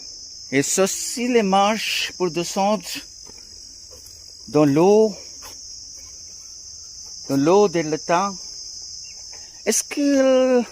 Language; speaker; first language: French; non-native, fluent; Bangla